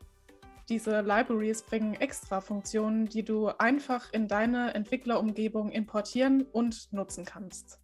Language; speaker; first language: German; native; German